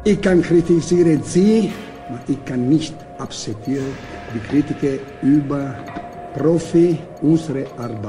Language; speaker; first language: German; non-native, learner; Italian